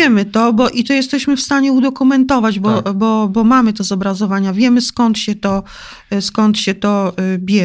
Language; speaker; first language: Polish; native; Polish